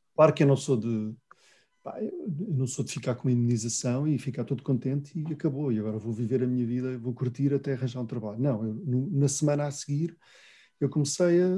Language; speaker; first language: Portuguese; native; Portuguese